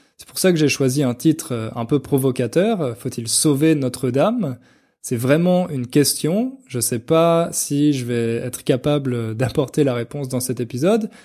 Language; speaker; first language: French; native; French